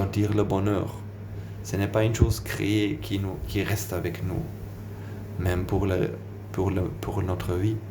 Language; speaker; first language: French; non-native, learner; German